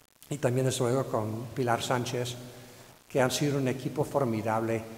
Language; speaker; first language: Spanish; non-native, fluent; English